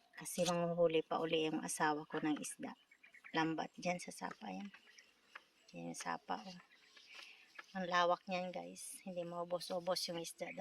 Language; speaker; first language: Filipino; non-native, local second language; Cebuano